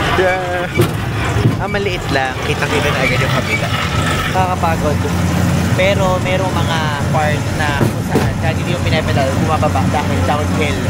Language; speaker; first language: Filipino; native; Filipino